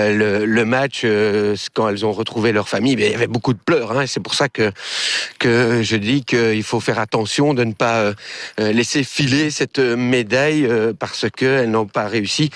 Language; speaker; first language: French; native; French